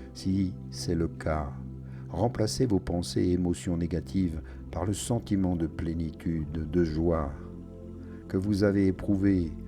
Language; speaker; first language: French; native; French